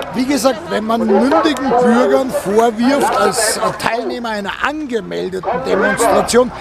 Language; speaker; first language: German; native; German